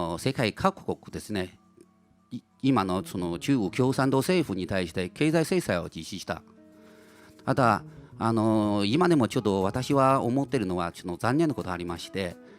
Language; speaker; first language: Japanese; non-native, fluent; Chinese